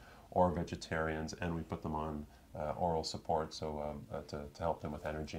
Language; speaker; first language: English; native; English